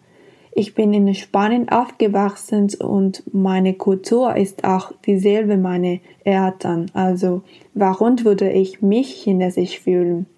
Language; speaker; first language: German; non-native, fluent; Spanish